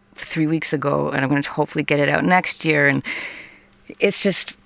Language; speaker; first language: English; native; English